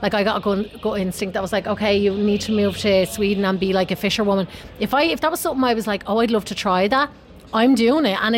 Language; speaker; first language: English; native; English